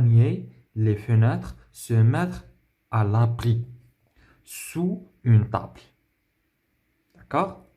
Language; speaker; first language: French; non-native, local second language; Arabic